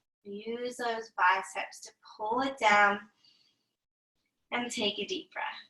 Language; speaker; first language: English; native; English